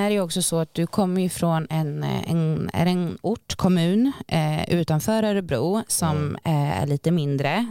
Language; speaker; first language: Swedish; native; Swedish